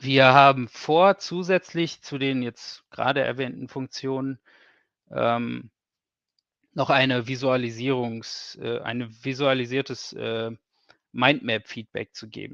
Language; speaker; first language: German; native; German